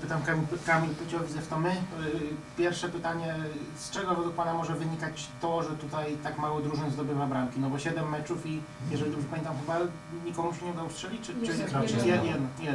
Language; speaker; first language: Polish; native; Polish